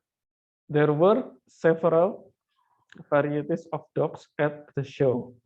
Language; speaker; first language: English; non-native, fluent; Indonesian